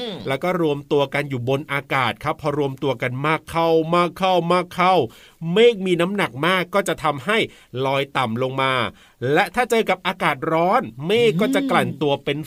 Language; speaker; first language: Thai; native; Thai